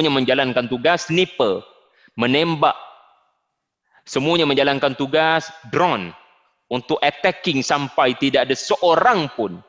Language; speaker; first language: Malay; native; Malay